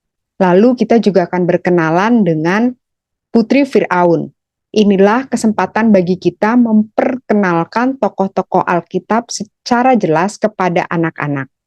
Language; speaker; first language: Indonesian; native; Indonesian